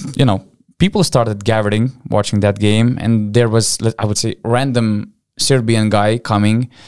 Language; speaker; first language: English; non-native, fluent; Lithuanian